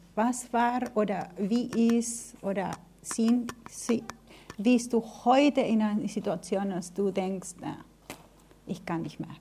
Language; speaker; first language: German; non-native, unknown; Spanish